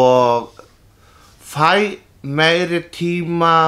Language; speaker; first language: Icelandic; non-native, fluent; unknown